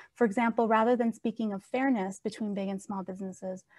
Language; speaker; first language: English; native; English